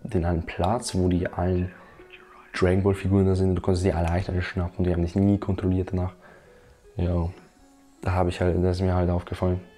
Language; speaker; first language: German; native; German